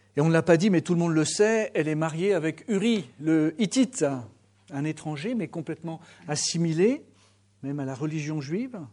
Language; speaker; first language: French; native; French